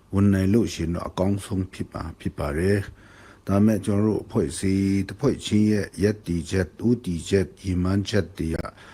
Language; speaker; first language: Burmese; non-native, local second language; Kachin